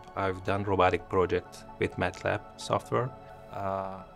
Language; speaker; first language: English; non-native, fluent; Persian